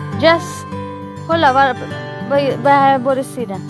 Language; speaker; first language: Swedish; non-native, learner; Filipino